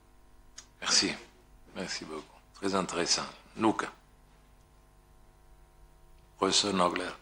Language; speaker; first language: French; non-native, fluent; Italian